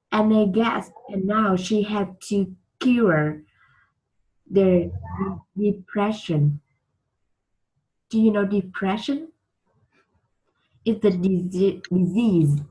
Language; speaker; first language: English; non-native, learner; Vietnamese